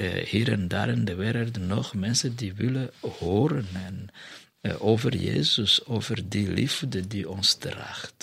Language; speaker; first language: Dutch; non-native, fluent; Kinyarwanda